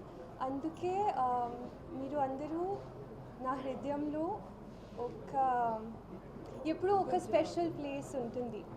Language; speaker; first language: Telugu; non-native, learner; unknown